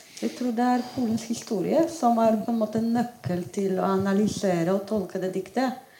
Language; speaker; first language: Norwegian; non-native, fluent; Polish